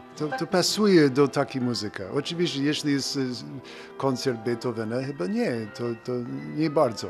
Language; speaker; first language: Polish; non-native, learner; English